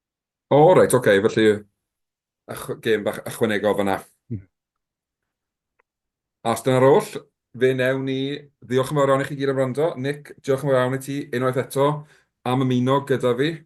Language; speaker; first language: Welsh; native; Welsh